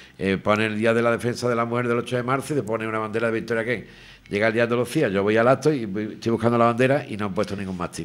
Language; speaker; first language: Spanish; native; Spanish